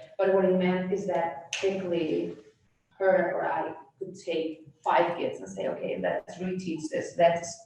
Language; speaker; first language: English; non-native, fluent; Spanish